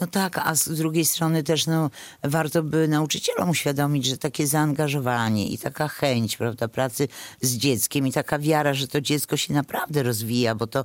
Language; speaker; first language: Polish; native; Polish